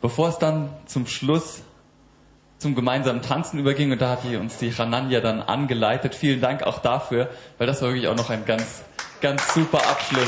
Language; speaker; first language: German; native; German